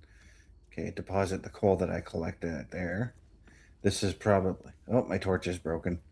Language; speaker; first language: English; native; English